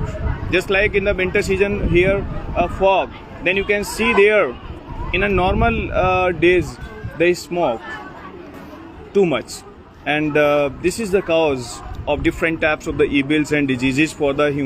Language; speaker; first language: English; non-native, local second language; Hindi